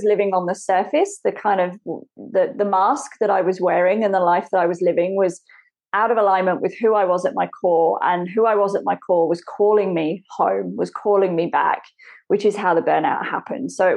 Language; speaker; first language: English; native; English